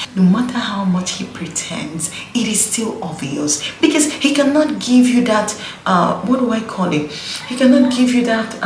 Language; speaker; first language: English; non-native, local second language; Igbo